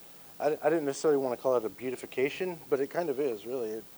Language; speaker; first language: English; native; English